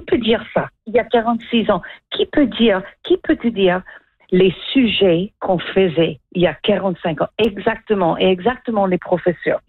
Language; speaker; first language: French; non-native, local second language; English